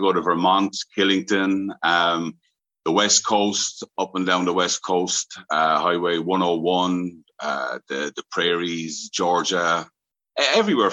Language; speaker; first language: English; native; English